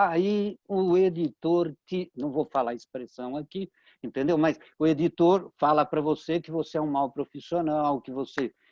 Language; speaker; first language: Portuguese; early bilingual, other home language; Italian